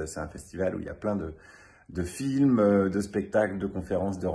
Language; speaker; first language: French; native; French